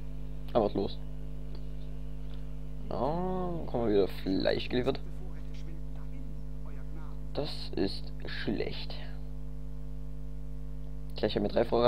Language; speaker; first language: German; native; German